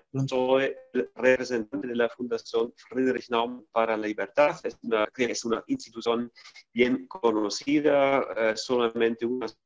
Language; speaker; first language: Spanish; non-native, fluent; German